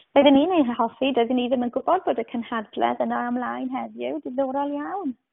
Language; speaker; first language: Welsh; native; Welsh